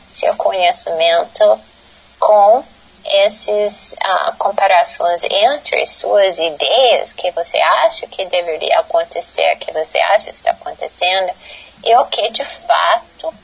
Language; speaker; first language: Portuguese; non-native, fluent; English